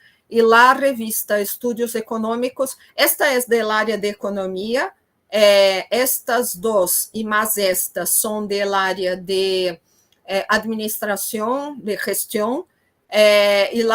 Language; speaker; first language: Spanish; non-native, fluent; Portuguese